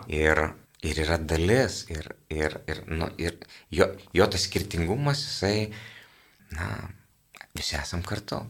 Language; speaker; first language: Lithuanian; native; Lithuanian